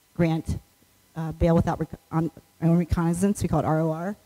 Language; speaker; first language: English; native; English